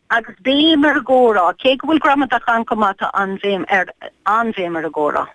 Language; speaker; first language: Irish; non-native, local second language; English